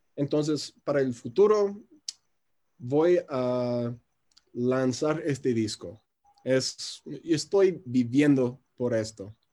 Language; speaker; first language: Spanish; non-native, fluent; English